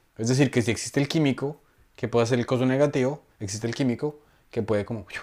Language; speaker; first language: Spanish; native; Spanish